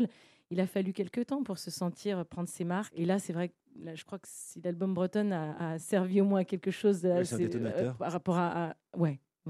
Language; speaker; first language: French; native; French